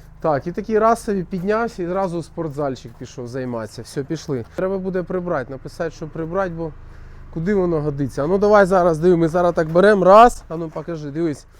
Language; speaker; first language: Ukrainian; non-native, local second language; Russian